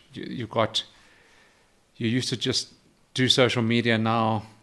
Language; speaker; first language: English; native; English